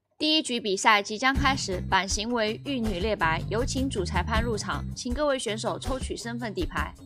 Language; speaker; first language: Chinese; native; Chinese